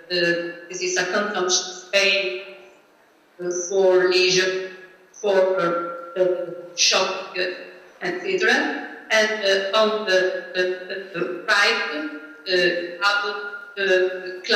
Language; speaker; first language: English; non-native, learner; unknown